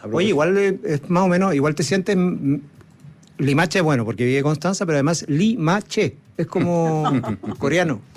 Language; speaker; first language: Spanish; native; Spanish